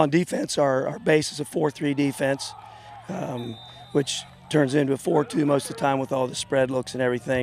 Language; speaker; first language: English; native; English